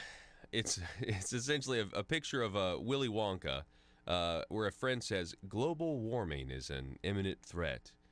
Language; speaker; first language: English; native; English